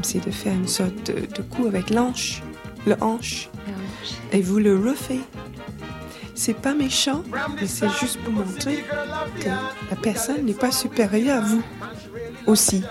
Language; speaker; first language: French; non-native, fluent; English